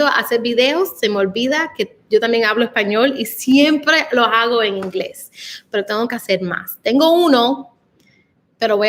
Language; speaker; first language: Spanish; early bilingual, heritage; Spanish